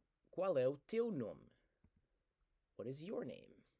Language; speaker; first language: Portuguese; native; Portuguese